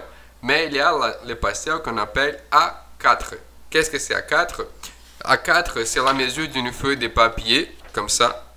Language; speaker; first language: French; non-native, fluent; Portuguese